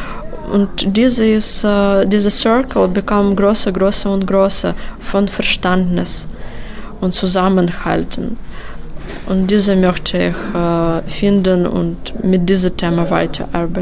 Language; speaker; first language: German; non-native, learner; Ukrainian